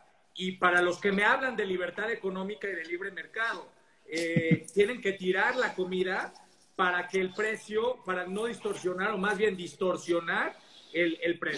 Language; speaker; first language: Spanish; native; Spanish